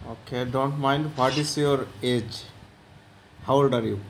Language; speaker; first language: English; non-native, learner; Bangla